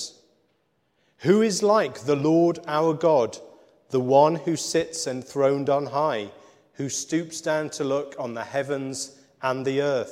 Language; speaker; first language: English; native; English